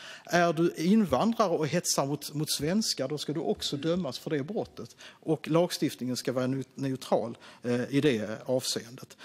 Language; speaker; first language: Swedish; native; Swedish